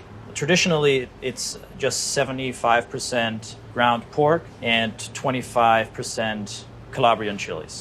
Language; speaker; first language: English; native; English